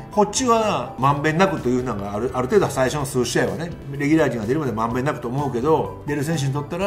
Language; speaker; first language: Japanese; native; Japanese